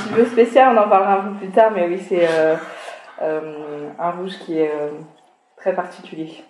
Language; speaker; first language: French; native; French